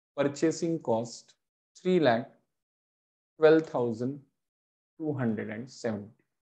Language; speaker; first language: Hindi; non-native, local second language; Marathi